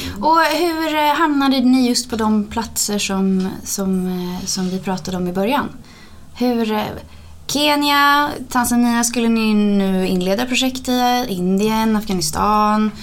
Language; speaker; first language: Swedish; native; Swedish